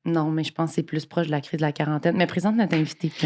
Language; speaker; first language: French; native; French